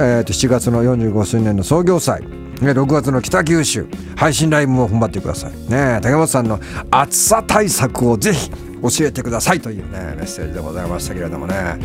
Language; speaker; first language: Japanese; native; Japanese